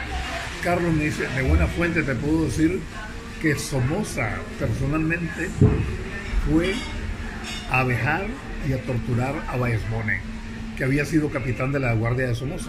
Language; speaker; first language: Spanish; native; Spanish